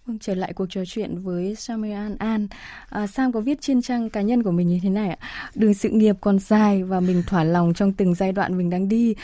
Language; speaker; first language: Vietnamese; native; Vietnamese